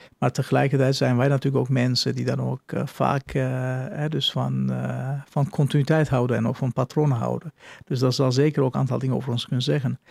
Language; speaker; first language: Dutch; non-native, fluent; Turkish